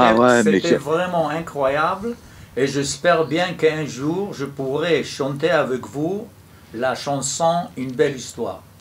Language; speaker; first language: French; non-native, fluent; Hebrew